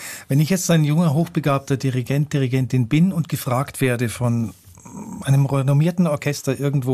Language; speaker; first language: German; native; German